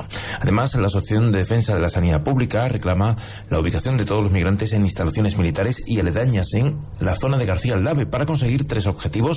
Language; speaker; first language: Spanish; native; Spanish